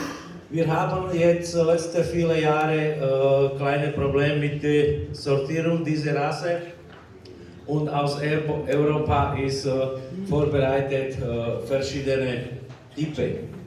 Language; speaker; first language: German; non-native, learner; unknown